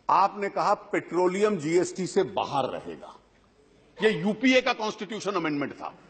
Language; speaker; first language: Hindi; native; Hindi